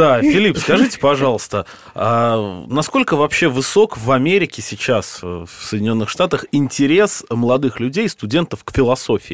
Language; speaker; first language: Russian; native; Russian